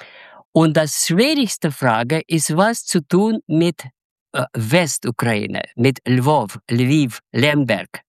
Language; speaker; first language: German; non-native, learner; Russian